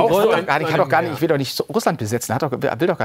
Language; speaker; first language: German; native; German